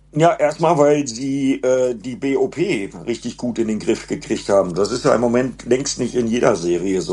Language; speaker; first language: German; native; German